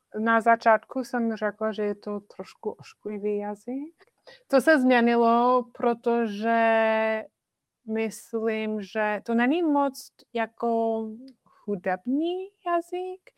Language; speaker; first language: Czech; non-native, fluent; English